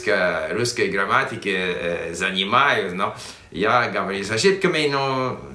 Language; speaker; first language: Russian; non-native, fluent; English